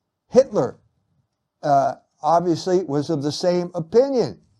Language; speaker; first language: English; native; English